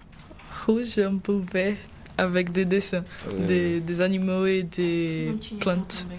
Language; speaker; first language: French; non-native, learner; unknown